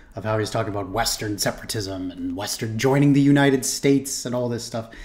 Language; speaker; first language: English; native; English